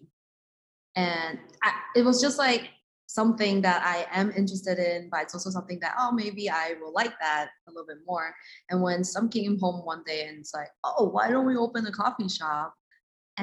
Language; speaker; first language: English; non-native, local second language; Chinese